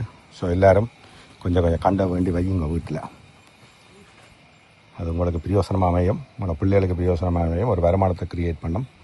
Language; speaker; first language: Tamil; native; Tamil